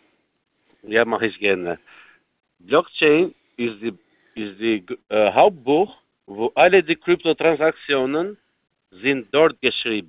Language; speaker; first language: German; non-native, fluent; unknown